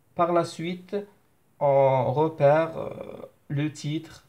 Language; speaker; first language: French; non-native, local second language; Arabic